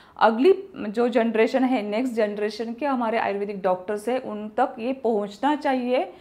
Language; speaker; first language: Hindi; non-native, local second language; Marathi